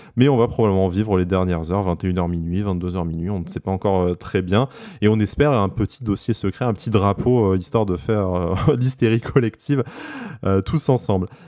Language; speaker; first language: French; native; French